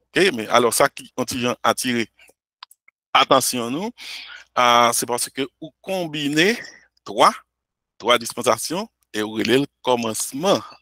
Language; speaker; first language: French; non-native, local second language; Haitian Creole